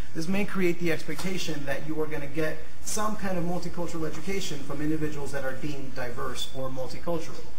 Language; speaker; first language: English; native; English